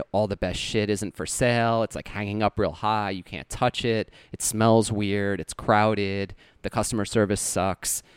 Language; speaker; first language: English; native; English